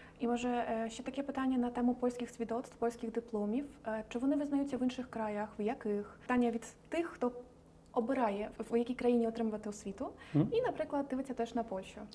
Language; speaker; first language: Ukrainian; native; Ukrainian